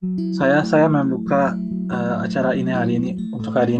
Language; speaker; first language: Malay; non-native, fluent; Turkish